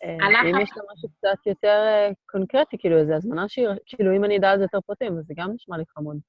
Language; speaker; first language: Hebrew; native; Hebrew